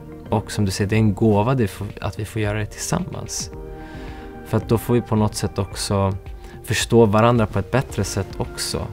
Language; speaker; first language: Swedish; early bilingual, other home language; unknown